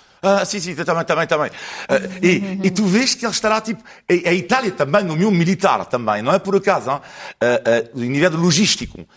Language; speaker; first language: Portuguese; non-native, fluent; French